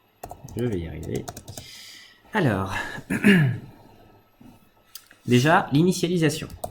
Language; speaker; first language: French; native; French